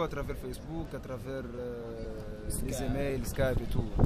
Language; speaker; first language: French; non-native, local second language; Arabic